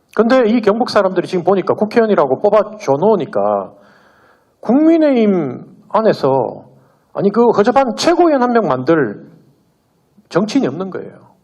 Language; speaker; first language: Korean; native; Korean